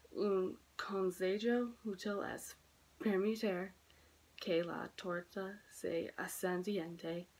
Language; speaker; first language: Spanish; non-native, learner; English